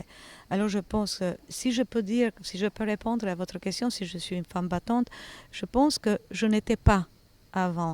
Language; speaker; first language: French; non-native, fluent; Albanian